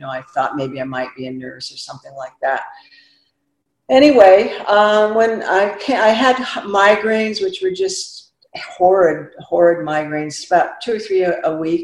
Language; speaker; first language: English; native; English